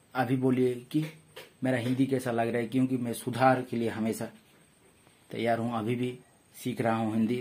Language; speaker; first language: Hindi; non-native, local second language; Odia